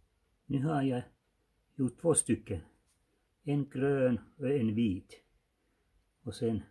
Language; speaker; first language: Swedish; non-native, fluent; Finnish